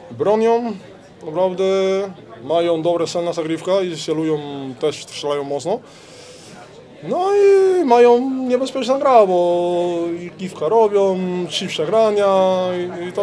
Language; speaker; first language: Polish; non-native, learner; Spanish